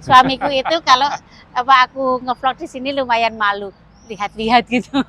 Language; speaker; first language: Indonesian; native; Indonesian